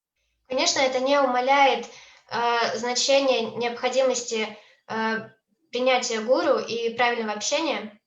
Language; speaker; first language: Russian; native; Russian